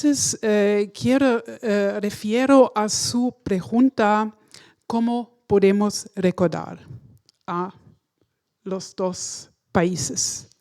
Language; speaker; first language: Spanish; non-native, learner; German